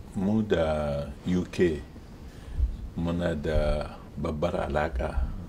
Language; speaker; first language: Hausa; non-native, local second language; Arabic